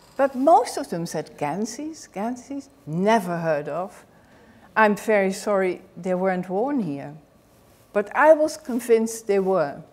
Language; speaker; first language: English; non-native, fluent; Dutch